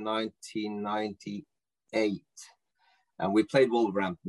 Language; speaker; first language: English; non-native, fluent; Norwegian